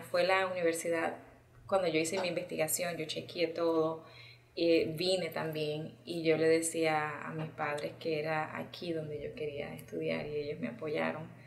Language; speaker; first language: Spanish; early bilingual, heritage; Spanish